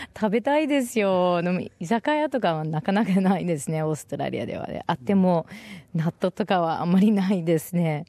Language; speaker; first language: Japanese; non-native, fluent; English